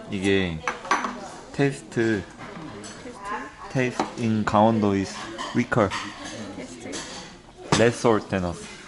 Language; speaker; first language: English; non-native, learner; Korean